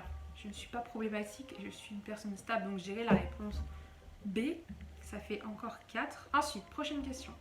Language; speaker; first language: French; native; French